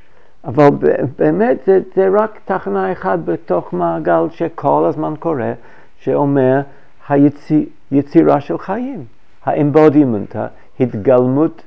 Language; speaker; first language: Hebrew; non-native, fluent; English